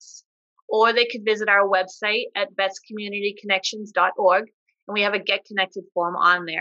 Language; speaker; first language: English; native; English